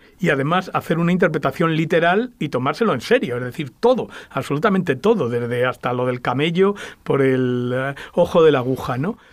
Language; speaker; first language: Spanish; native; Spanish